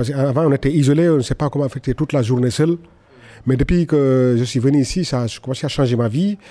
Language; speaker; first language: French; non-native, local second language; Fula